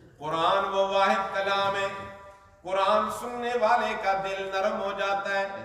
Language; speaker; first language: Urdu; non-native, local second language; Northern Hindko